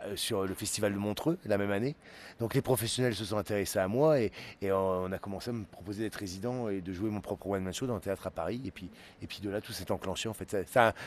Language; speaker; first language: French; native; French